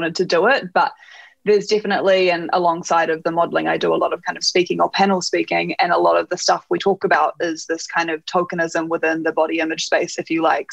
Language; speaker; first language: English; native; English